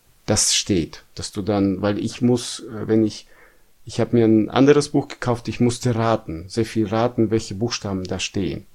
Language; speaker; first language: German; non-native, fluent; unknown